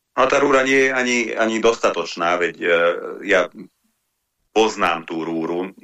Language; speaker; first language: Slovak; non-native, local second language; Hungarian